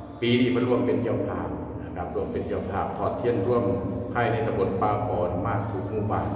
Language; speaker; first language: Thai; non-native, local second language; Northeastern Thai